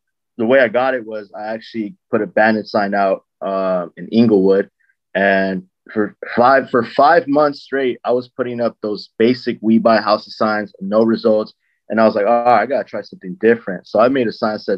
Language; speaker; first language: English; native; English